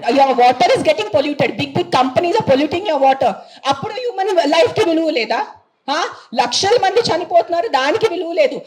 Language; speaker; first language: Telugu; non-native, fluent; Marathi